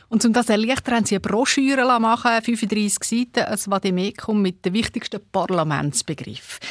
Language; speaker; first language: German; native; German